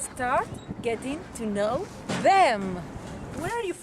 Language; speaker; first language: English; non-native, fluent; Spanish